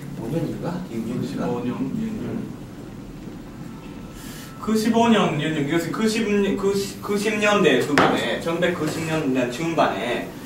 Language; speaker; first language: Korean; non-native, learner; Japanese